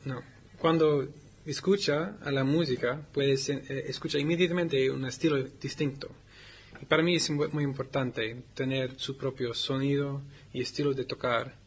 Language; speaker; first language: Spanish; non-native, learner; English